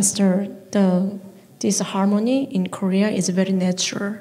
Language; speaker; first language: English; non-native, fluent; Korean